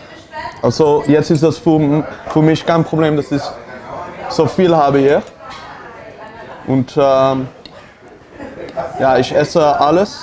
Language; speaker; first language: German; non-native, learner; Dutch